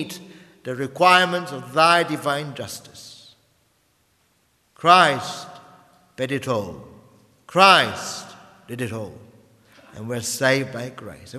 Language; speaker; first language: English; non-native, fluent; Italian